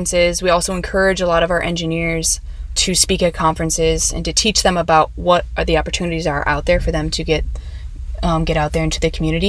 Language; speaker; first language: English; native; English